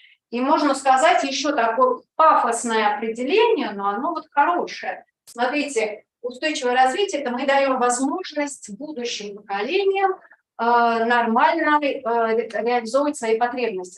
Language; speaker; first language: Russian; native; Russian